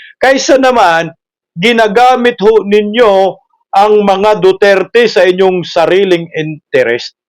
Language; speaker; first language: Filipino; non-native, local second language; Cebuano